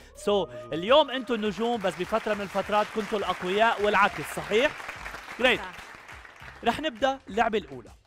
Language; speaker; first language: Arabic; native; Arabic